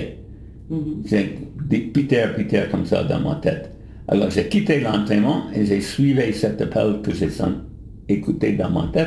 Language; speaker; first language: French; non-native, fluent; English